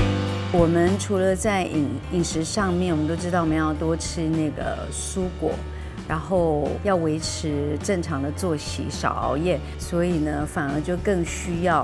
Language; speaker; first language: Chinese; native; Chinese